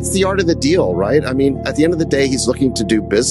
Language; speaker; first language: English; native; English